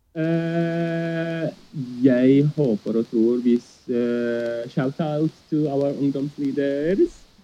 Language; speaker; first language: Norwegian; early bilingual, other home language; Arabic